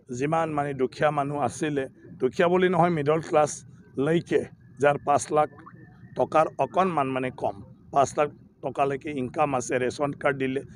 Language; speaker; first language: Assamese; native; Assamese